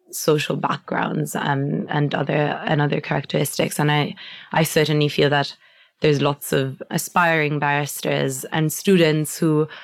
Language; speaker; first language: English; non-native, fluent; Italian